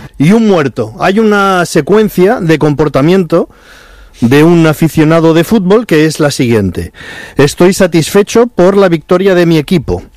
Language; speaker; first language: Spanish; native; Spanish